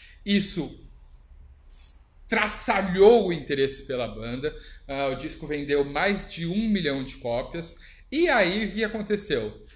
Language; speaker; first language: Portuguese; native; Portuguese